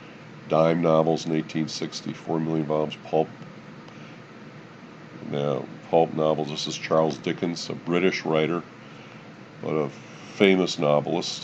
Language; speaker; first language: English; native; English